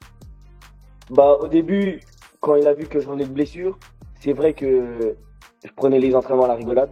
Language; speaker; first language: French; native; French